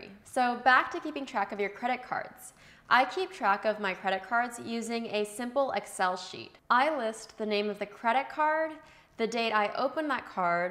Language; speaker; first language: English; native; English